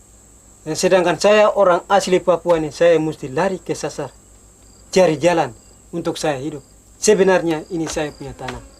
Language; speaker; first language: Indonesian; non-native, local second language; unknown